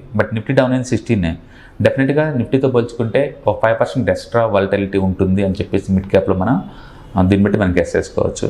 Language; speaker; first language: Telugu; native; Telugu